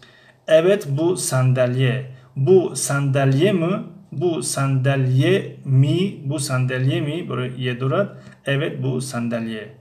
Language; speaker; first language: Turkish; non-native, learner; Tajik